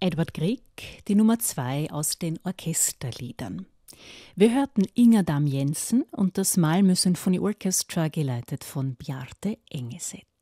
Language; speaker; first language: German; native; German